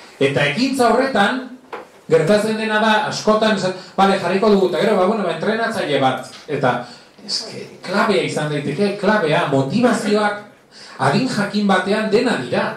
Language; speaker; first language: Basque; non-native, local second language; Spanish